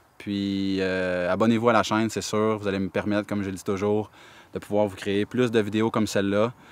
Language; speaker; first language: French; native; French